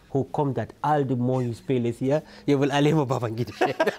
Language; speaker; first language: Dutch; non-native, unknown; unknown